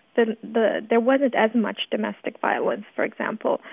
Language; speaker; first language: English; early bilingual, other home language; Persian